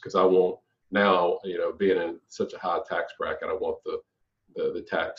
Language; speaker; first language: English; native; English